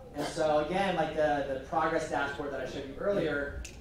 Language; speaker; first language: English; native; English